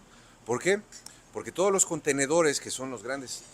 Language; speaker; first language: Spanish; native; Spanish